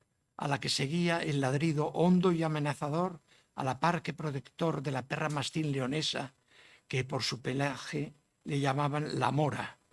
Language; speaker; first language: Spanish; native; Spanish